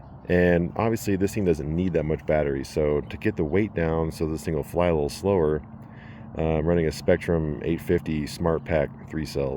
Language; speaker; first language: English; native; English